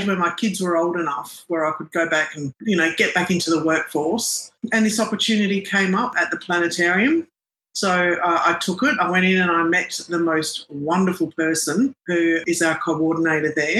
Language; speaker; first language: English; non-native, local second language; Arabic